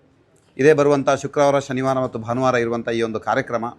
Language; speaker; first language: Kannada; native; Kannada